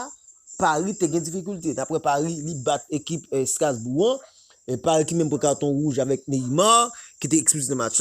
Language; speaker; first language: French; non-native, local second language; Haitian Creole